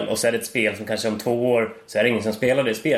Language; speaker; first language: Swedish; native; Swedish